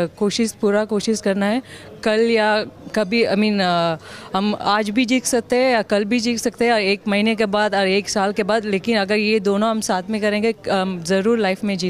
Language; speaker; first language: Hindi; non-native, local second language; Tamil